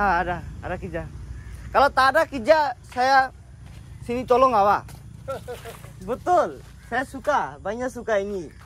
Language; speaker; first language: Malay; non-native, learner; Bangla